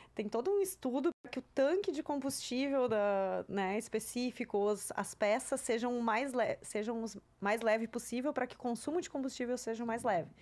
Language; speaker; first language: Portuguese; non-native, local second language; German